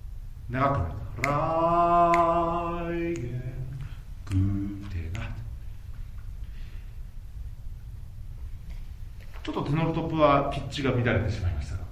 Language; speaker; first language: Japanese; native; Japanese